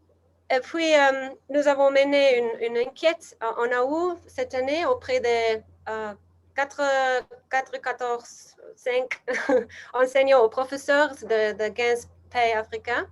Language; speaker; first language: French; non-native, learner; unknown